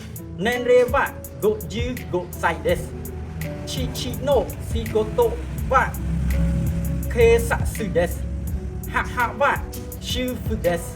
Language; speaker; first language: Japanese; non-native, learner; Khmer